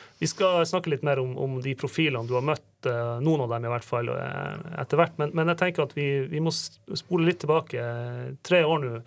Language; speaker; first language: Norwegian; native; Norwegian